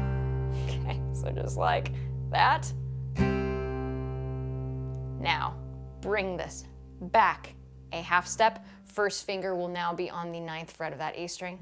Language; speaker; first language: English; native; English